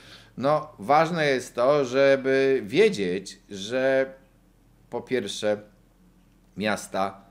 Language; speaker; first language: Polish; native; Polish